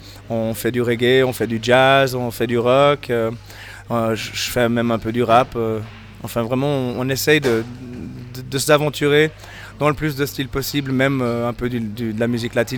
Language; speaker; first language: French; native; French